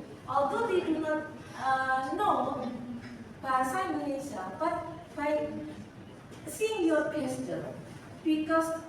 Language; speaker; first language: English; non-native, fluent; Indonesian